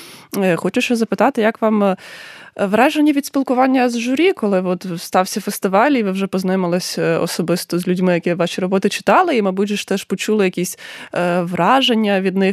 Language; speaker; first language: Ukrainian; native; Ukrainian